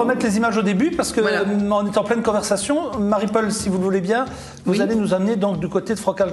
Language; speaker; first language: French; native; French